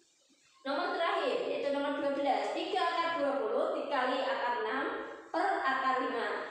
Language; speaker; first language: Indonesian; native; Indonesian